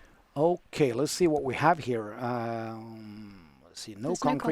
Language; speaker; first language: English; non-native, fluent; Swedish